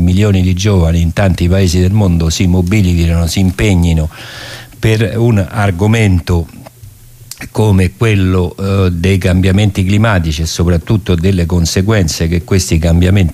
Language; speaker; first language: Italian; native; Italian